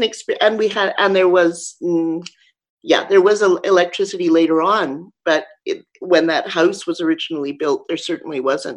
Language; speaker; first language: English; native; English